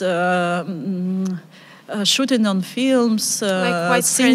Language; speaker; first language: English; non-native, learner; Ukrainian